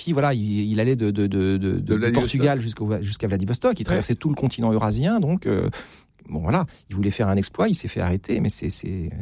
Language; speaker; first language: French; native; French